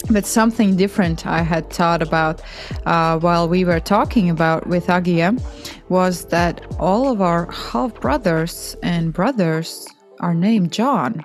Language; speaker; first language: English; non-native, fluent; Latvian